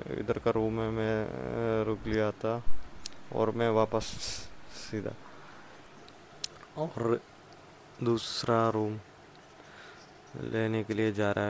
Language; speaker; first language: Hindi; non-native, local second language; Malayalam